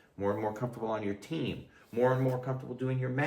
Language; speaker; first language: English; native; English